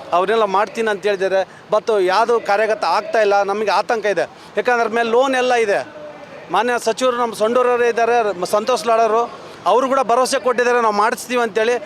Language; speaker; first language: Kannada; native; Kannada